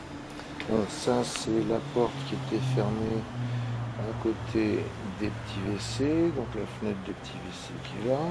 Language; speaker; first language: French; native; French